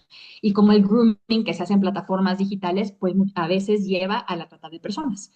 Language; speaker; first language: Spanish; native; Spanish